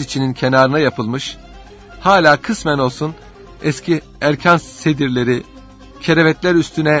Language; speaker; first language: Turkish; native; Turkish